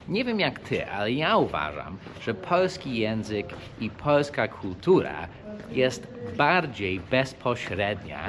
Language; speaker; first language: Polish; non-native, fluent; English